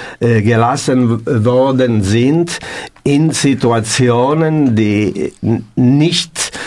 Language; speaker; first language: German; non-native, learner; Italian